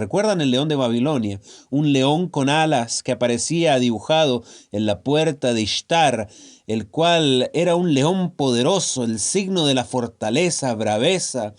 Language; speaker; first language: Spanish; native; Spanish